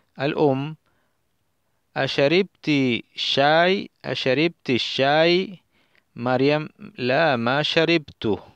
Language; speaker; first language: Arabic; non-native, fluent; Spanish